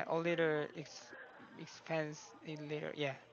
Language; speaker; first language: English; non-native, learner; Korean